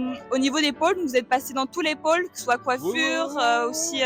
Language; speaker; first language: French; native; French